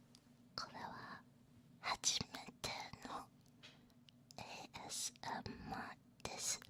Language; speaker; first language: Japanese; non-native, learner; Chinese